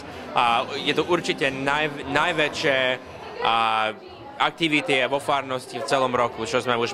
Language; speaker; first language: Slovak; early bilingual, heritage; Slovak